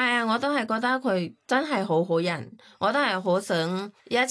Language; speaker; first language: Cantonese; non-native, learner; Thai